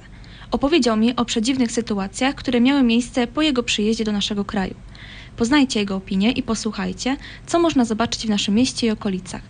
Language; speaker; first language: Polish; native; Polish